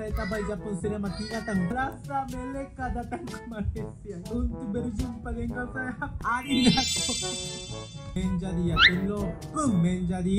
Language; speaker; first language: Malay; non-native, learner; Japanese